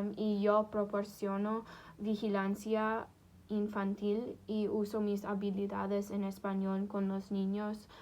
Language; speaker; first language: Spanish; non-native, fluent; English